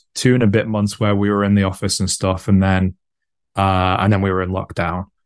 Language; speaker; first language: English; native; English